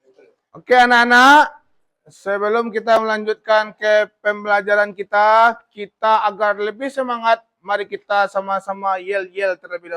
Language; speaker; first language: Indonesian; native; Indonesian